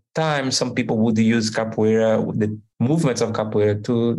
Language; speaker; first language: English; non-native, fluent; Portuguese